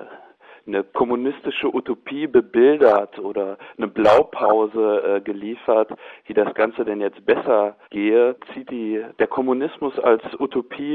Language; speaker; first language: German; native; German